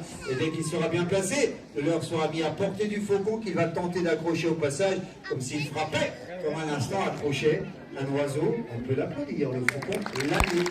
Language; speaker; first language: French; native; French